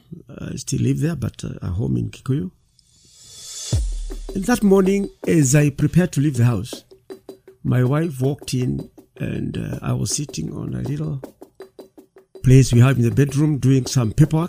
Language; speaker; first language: English; non-native, local second language; Kikuyu